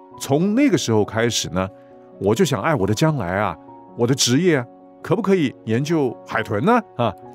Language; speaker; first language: Chinese; non-native, local second language; Cantonese